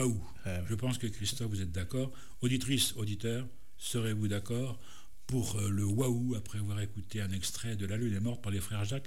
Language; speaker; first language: French; native; French